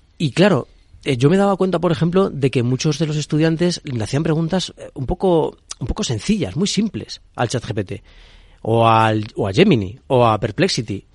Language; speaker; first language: Spanish; native; Spanish